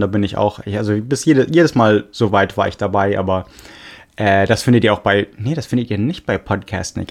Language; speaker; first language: German; non-native, fluent; English